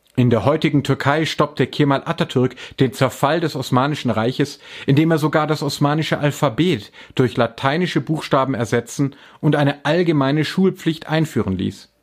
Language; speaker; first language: German; native; German